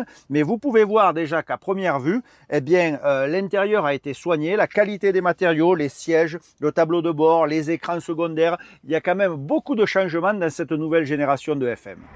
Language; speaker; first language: French; native; French